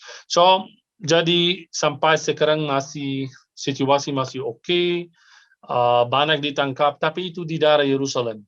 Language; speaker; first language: Indonesian; non-native, fluent; Arabic